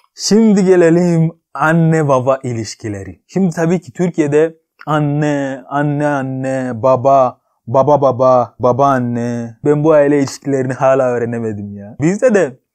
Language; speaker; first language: Turkish; non-native, fluent; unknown